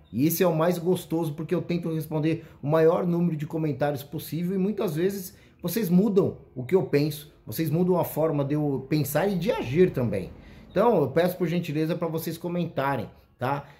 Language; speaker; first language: Portuguese; native; Portuguese